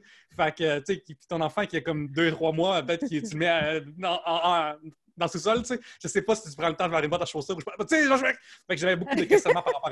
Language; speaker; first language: French; native; French